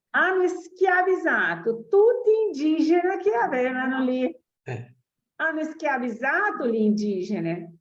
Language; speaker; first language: Italian; non-native, fluent; Portuguese